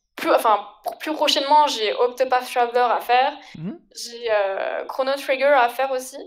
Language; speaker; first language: French; native; French